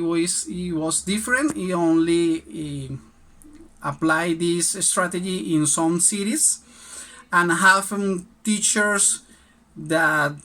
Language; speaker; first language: English; non-native, learner; Spanish